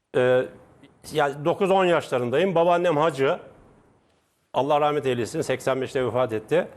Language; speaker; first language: Turkish; native; Turkish